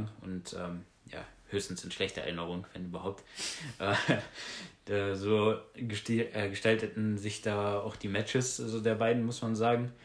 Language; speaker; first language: German; native; German